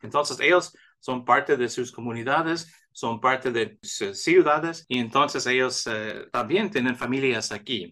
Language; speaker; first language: Spanish; early bilingual, heritage; English